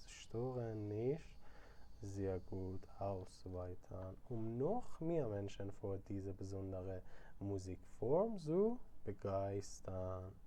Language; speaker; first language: German; non-native, fluent; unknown